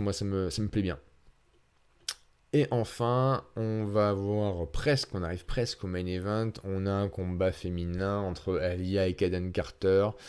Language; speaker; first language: French; native; French